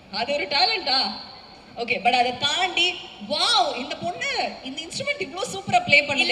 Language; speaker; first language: Tamil; native; Tamil